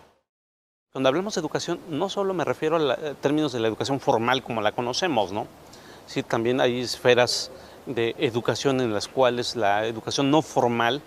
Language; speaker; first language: Spanish; native; Spanish